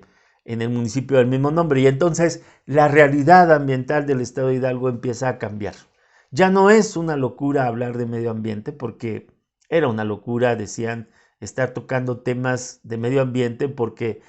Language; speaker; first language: Spanish; native; Spanish